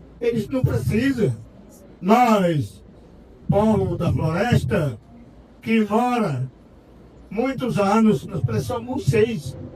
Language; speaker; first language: Portuguese; non-native, local second language; Yanomámi